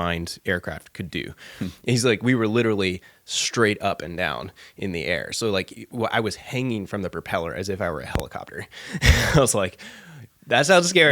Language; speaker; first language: English; native; English